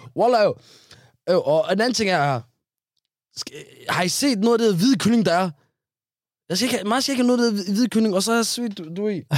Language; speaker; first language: Danish; early bilingual, other home language; Somali